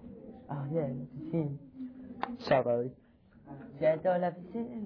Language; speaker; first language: French; non-native, learner; English